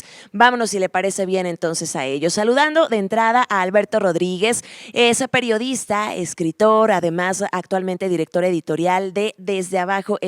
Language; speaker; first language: Spanish; native; Spanish